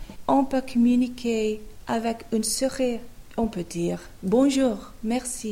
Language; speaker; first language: French; non-native, fluent; English